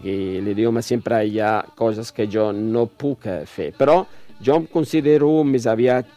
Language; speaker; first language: Catalan; non-native, fluent; Arabic